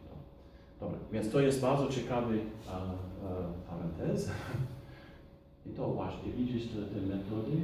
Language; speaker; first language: Polish; non-native, fluent; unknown